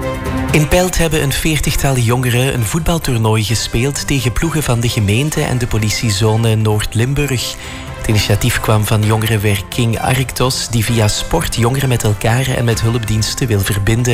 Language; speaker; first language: Dutch; native; Dutch